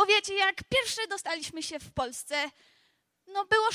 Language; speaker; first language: Polish; non-native, learner; English